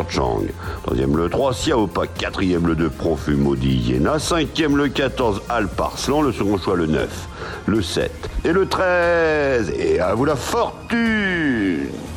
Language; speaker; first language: French; native; French